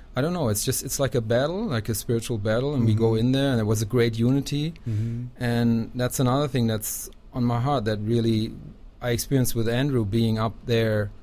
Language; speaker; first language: English; non-native, fluent; German